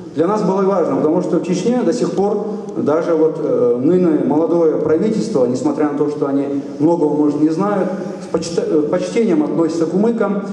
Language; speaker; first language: Russian; non-native, local second language; Kumyk